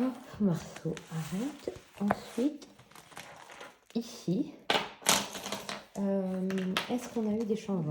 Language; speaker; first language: French; native; French